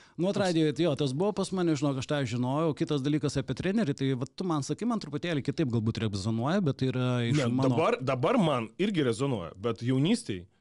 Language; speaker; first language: Lithuanian; native; Lithuanian